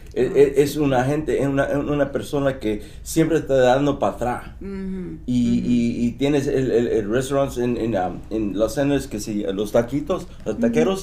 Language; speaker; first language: Spanish; early bilingual, heritage; Spanish